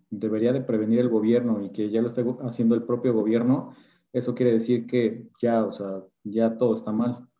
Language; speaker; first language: Spanish; native; Spanish